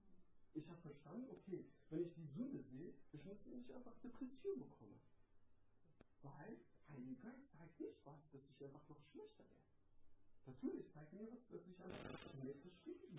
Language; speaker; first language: German; non-native, learner; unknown